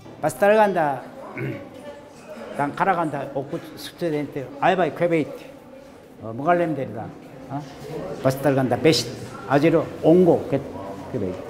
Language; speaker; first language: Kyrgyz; non-native, learner; Korean